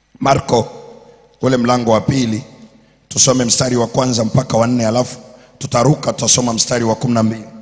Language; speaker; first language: Swahili; native; Swahili